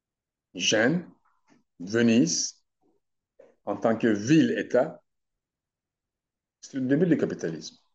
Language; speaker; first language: French; non-native, fluent; Turkish